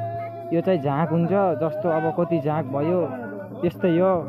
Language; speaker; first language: Nepali; native; Nepali